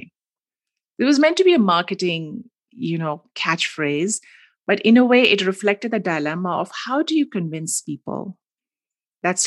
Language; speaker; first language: English; non-native, local second language; Hindi